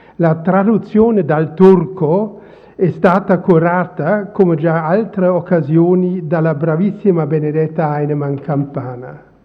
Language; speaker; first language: Italian; non-native, fluent; German